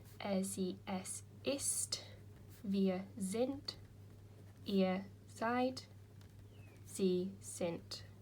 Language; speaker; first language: German; non-native, fluent; English